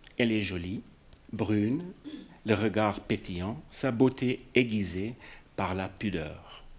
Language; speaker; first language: French; non-native, fluent; English